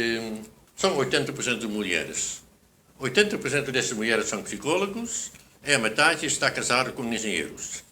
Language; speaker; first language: Portuguese; non-native, fluent; Dutch